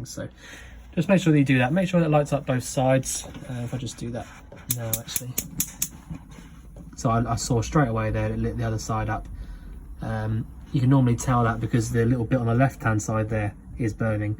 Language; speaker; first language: English; native; English